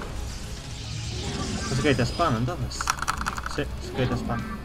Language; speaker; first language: Spanish; native; Spanish